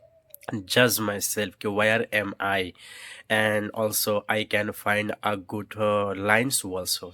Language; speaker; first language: English; non-native, learner; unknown